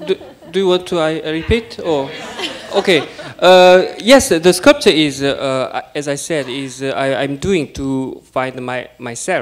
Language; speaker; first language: English; non-native, learner; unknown